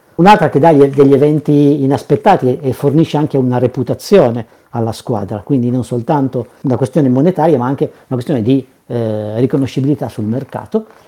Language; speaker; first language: Italian; native; Italian